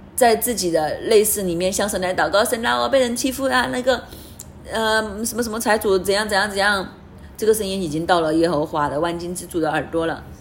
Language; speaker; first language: Chinese; non-native, fluent; Cantonese